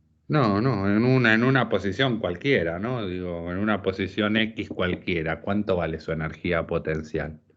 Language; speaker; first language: Spanish; native; Spanish